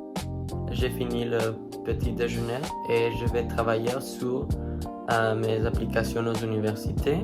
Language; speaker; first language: French; non-native, learner; Spanish